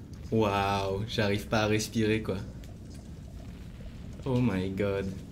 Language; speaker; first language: French; native; French